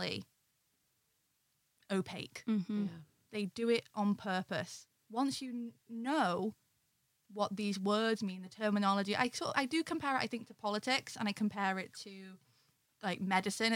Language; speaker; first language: English; native; English